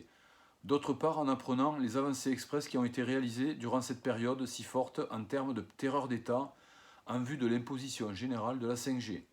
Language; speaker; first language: French; native; French